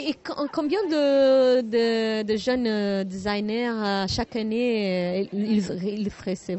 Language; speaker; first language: French; non-native, learner; Portuguese